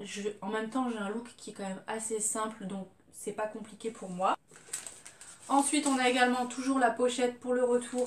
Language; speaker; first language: French; native; French